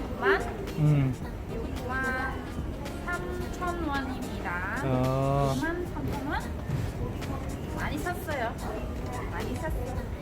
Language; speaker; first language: Korean; non-native, learner; Vietnamese